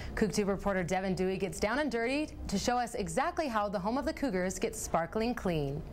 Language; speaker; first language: English; native; English